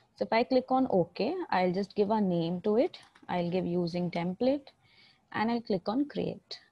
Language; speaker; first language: English; non-native, local second language; Hindi